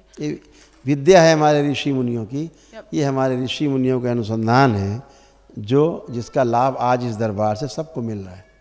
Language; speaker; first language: Hindi; native; Hindi